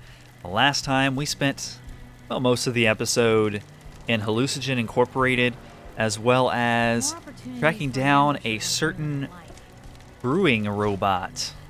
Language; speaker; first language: English; native; English